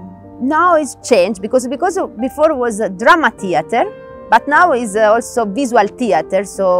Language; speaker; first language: English; non-native, learner; Italian